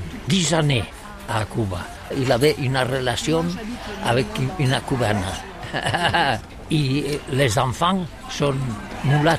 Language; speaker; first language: French; non-native, learner; Catalan